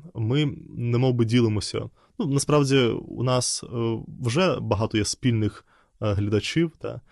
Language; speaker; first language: Ukrainian; non-native, fluent; Russian